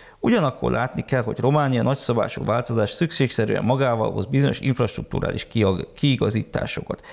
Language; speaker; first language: Hungarian; early bilingual, heritage; Hungarian